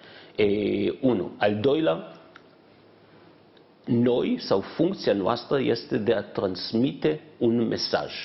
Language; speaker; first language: Romanian; non-native, fluent; Hebrew